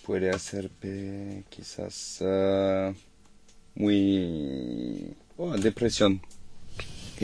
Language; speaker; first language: Spanish; non-native, learner; French